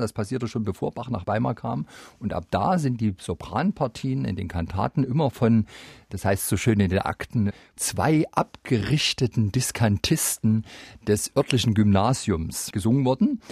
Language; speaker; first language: German; native; German